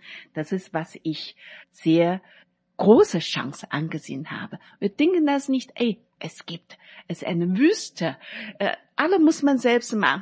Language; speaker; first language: German; non-native, learner; Chinese